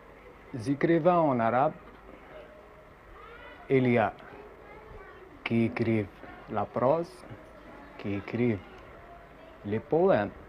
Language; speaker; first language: French; non-native, local second language; Arabic